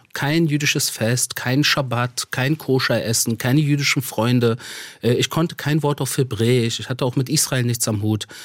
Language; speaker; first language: German; early bilingual, other home language; Persian